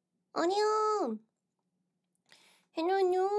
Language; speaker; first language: English; non-native, fluent; Korean